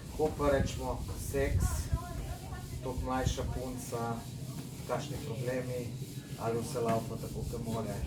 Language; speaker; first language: Slovenian; native; Slovenian